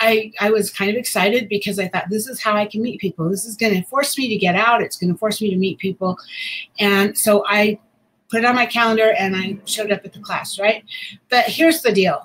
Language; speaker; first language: English; native; English